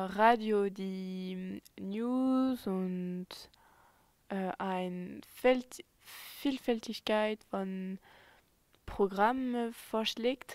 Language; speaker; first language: German; non-native, fluent; French